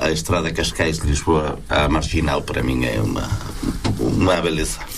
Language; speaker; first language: Portuguese; non-native, fluent; Spanish